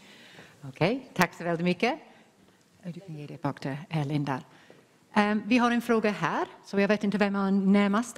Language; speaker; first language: Swedish; non-native, fluent; English